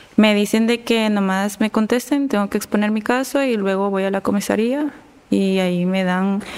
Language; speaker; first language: Spanish; native; Spanish